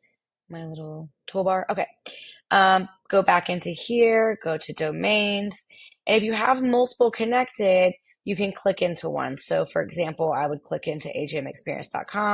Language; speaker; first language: English; native; English